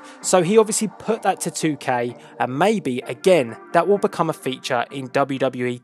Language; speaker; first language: English; native; English